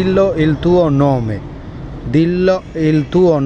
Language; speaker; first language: Italian; non-native, learner; Bangla